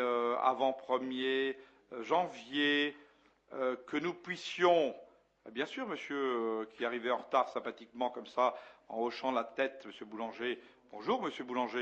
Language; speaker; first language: French; native; French